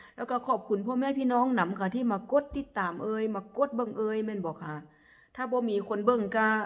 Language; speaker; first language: Northeastern Thai; non-native, local second language; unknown